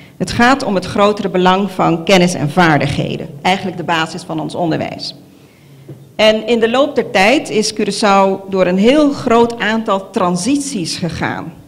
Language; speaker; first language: Dutch; non-native, local second language; Papiamento